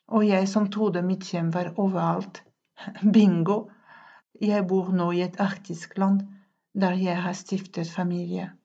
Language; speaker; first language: Norwegian; non-native, fluent; French